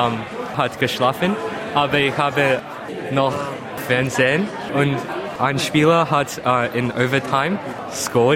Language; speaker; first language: German; non-native, learner; Cantonese